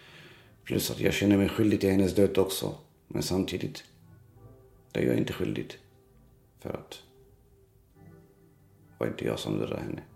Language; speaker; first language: Swedish; early bilingual, other home language; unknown